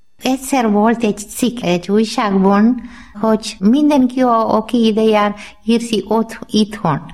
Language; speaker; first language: Hungarian; non-native, learner; Malayalam